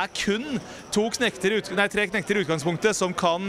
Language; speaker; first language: Norwegian; native; Norwegian